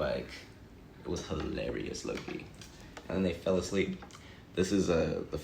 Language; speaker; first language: English; native; English